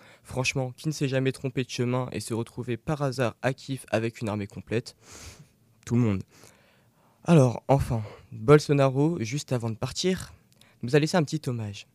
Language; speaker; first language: French; native; French